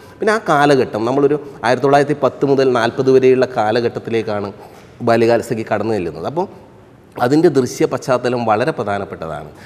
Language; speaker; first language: Malayalam; native; Malayalam